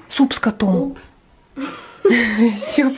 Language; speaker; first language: Russian; native; Russian